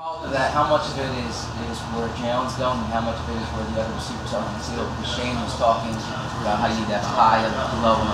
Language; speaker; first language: English; native; English